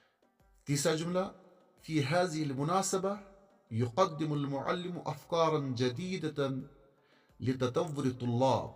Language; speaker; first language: Arabic; non-native, fluent; Urdu